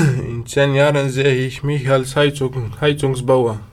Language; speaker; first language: German; non-native, fluent; Serbian